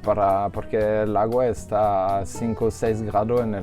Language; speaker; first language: Spanish; non-native, learner; French